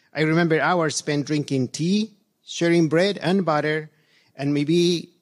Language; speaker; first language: English; non-native, fluent; Spanish